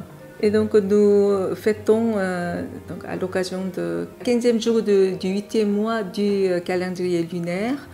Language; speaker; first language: French; non-native, fluent; Korean